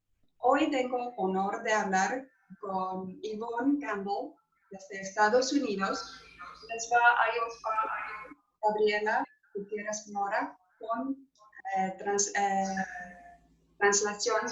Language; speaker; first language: Spanish; non-native, fluent; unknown